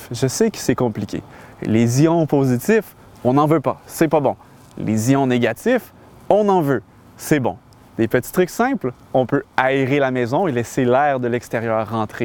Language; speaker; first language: French; native; French